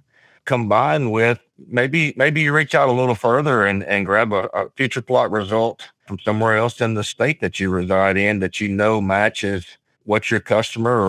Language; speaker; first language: English; native; English